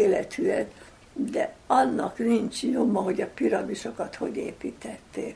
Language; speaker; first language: Hungarian; native; Hungarian